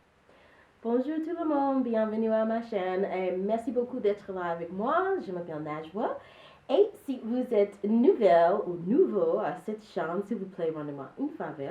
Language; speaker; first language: French; non-native, learner; English